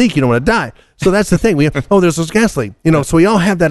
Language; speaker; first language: English; native; English